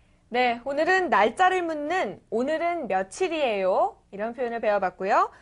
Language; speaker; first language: Korean; native; Korean